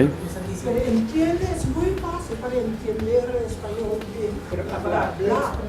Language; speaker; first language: Spanish; non-native, learner; Papiamento